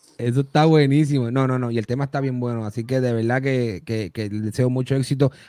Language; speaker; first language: Spanish; native; Spanish